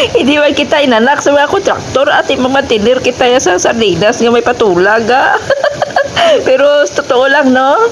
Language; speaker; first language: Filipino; non-native, local second language; Hiligaynon